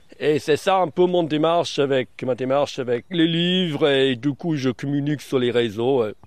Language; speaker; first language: French; non-native, fluent; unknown